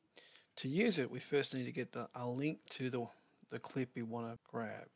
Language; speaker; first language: English; native; English